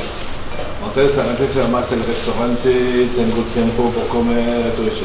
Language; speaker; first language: Spanish; non-native, learner; French